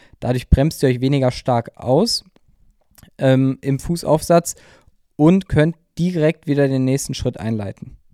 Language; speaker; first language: German; native; German